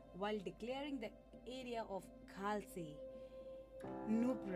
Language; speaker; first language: English; non-native, local second language; Ladakhi